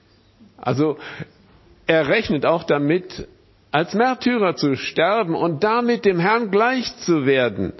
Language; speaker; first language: German; non-native, fluent; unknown